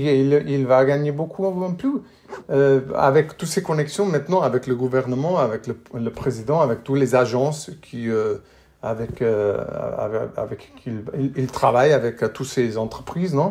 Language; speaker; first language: French; non-native, fluent; English